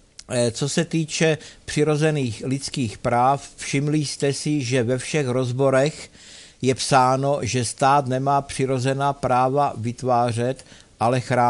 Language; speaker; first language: Czech; native; Czech